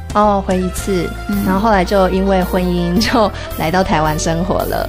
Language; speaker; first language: Chinese; native; Chinese